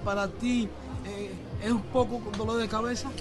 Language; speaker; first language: Spanish; native; Spanish